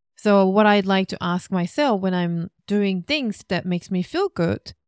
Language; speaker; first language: English; non-native, fluent; Korean